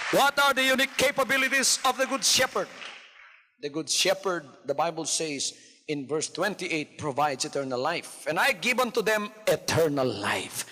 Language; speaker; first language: English; non-native, local second language; Filipino